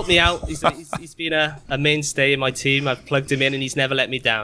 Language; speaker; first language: English; native; English